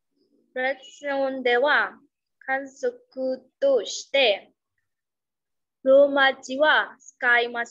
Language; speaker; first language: Japanese; non-native, learner; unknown